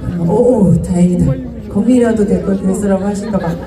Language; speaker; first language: Korean; native; Korean